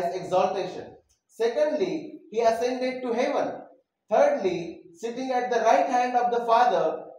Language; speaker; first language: English; non-native, local second language; Marathi